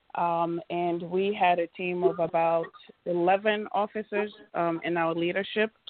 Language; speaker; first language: English; native; English